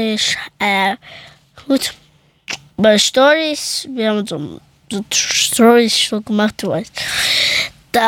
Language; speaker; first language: German; early bilingual, other home language; Persian